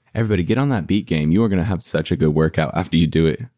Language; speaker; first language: English; native; English